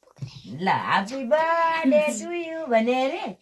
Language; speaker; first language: Nepali; native; Nepali